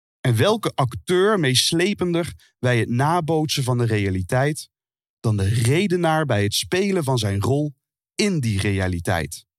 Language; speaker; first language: Dutch; native; Dutch